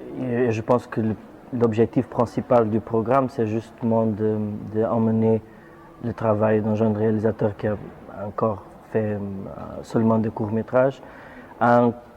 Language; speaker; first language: French; non-native, fluent; Portuguese